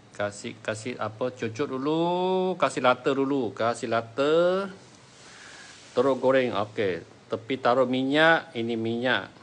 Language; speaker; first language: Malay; non-native, local second language; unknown